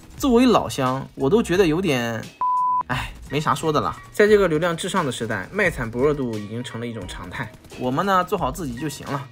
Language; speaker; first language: Chinese; native; Chinese